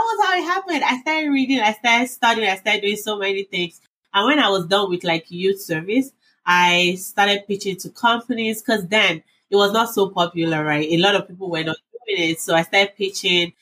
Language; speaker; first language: English; non-native, local second language; Yoruba